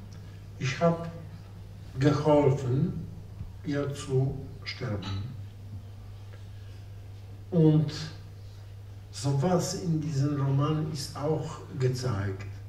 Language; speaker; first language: German; non-native, fluent; Polish